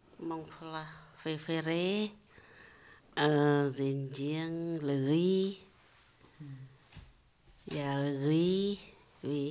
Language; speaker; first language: French; non-native, learner; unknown